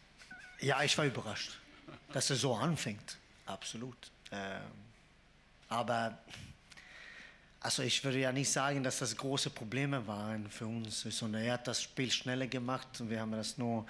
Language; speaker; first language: German; non-native, fluent; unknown